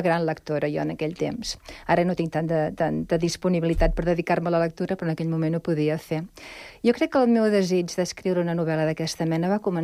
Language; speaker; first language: Catalan; native; Catalan